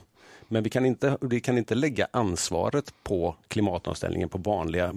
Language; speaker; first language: Swedish; native; Swedish